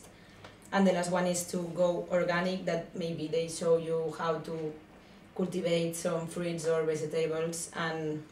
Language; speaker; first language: English; non-native, learner; Spanish